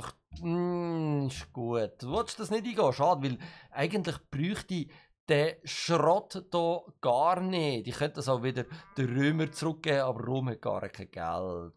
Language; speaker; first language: German; native; German